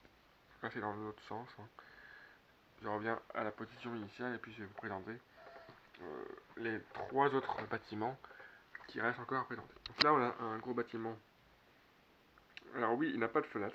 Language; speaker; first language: French; native; French